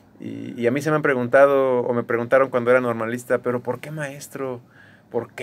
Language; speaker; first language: Spanish; native; Spanish